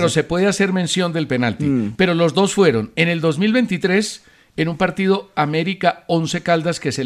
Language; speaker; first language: Spanish; native; Spanish